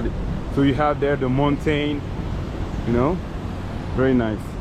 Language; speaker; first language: English; non-native, fluent; French